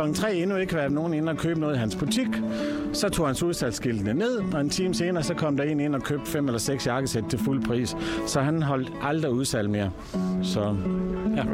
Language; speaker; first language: Danish; native; Danish